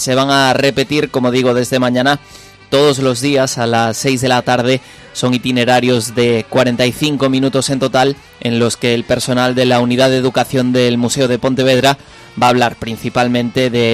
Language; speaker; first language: Spanish; native; Spanish